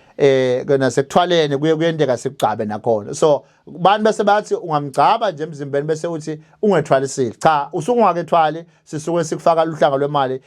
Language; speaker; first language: Zulu; native; Zulu